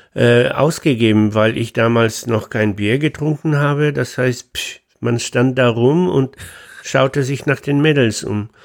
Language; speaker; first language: German; non-native, fluent; Polish